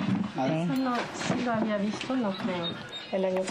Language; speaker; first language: Spanish; non-native, fluent; French